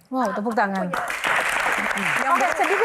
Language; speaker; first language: Indonesian; native; Indonesian